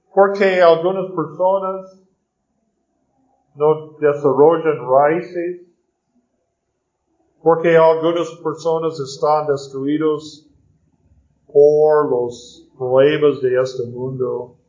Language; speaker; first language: Spanish; non-native, learner; English